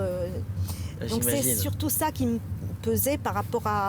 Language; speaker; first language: French; non-native, local second language; Arabic